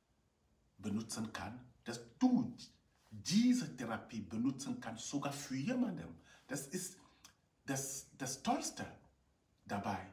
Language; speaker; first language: German; non-native, fluent; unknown